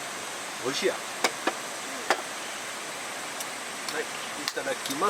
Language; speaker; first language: Japanese; native; Japanese